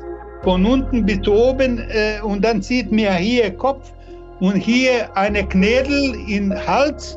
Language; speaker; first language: German; non-native, learner; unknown